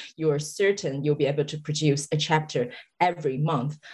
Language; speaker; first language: English; non-native, fluent; Chinese